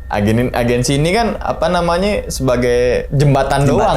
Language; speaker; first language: Indonesian; native; Indonesian